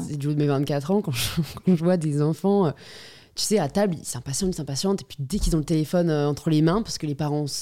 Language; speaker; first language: French; native; French